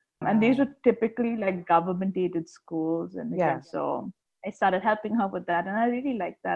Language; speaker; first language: English; non-native, local second language; Tamil